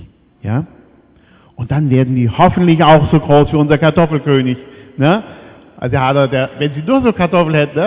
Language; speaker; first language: German; native; German